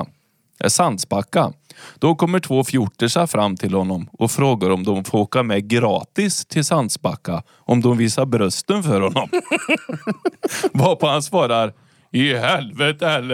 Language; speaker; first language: Swedish; native; Swedish